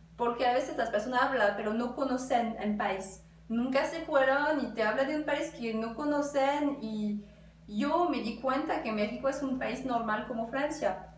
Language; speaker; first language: Spanish; non-native, fluent; French